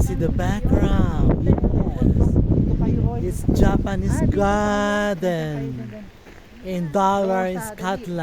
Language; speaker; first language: English; non-native, local second language; Filipino